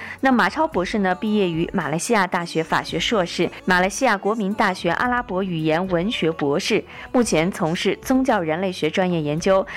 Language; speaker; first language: Chinese; native; Chinese